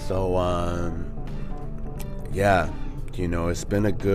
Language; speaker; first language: English; native; English